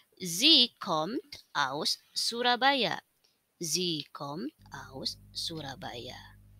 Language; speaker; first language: German; non-native, fluent; Indonesian